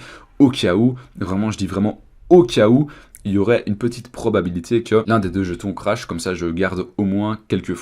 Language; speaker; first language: French; native; French